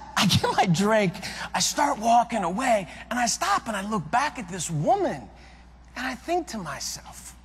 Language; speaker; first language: English; native; English